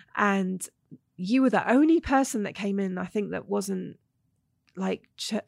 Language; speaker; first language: English; native; English